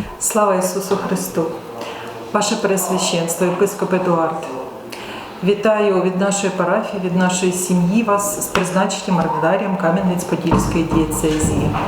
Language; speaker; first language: Ukrainian; native; Ukrainian